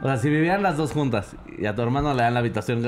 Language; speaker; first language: Spanish; native; Spanish